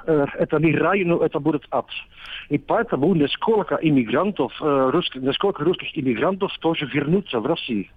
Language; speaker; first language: Russian; non-native, learner; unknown